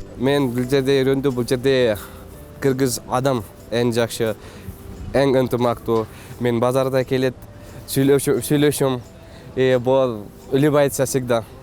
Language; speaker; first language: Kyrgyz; non-native, learner; Kashmiri